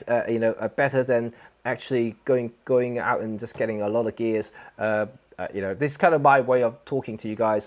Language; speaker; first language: English; non-native, local second language; Cantonese